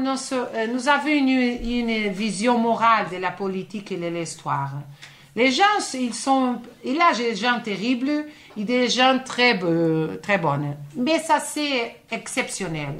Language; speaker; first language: French; non-native, fluent; Portuguese